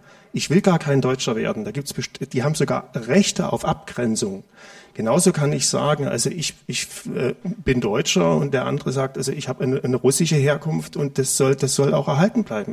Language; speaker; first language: German; native; German